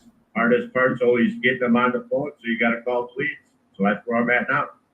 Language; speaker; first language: English; native; English